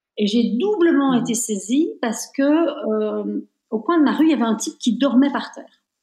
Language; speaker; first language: French; native; French